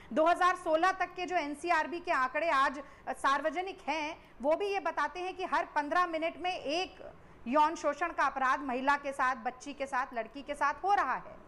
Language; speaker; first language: Hindi; native; Hindi